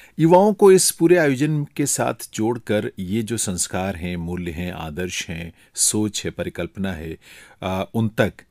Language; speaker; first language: Hindi; native; Hindi